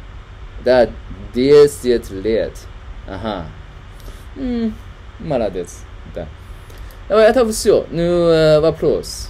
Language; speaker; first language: Russian; non-native, learner; Chinese